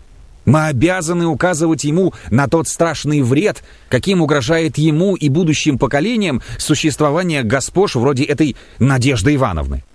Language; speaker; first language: Russian; native; Russian